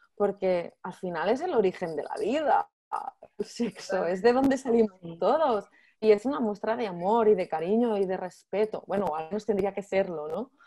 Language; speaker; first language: Spanish; native; Spanish